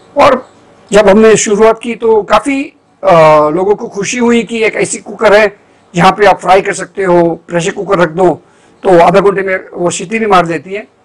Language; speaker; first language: Hindi; non-native, local second language; Gujarati